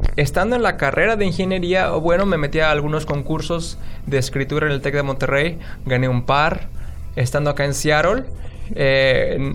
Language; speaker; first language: Spanish; native; Spanish